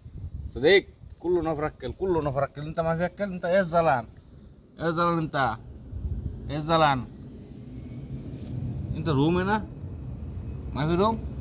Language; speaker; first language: Arabic; non-native, learner; Bangla